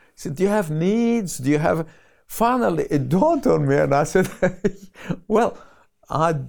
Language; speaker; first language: English; non-native, fluent; Arabic